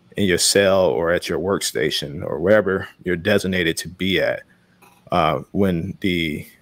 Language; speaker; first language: English; native; English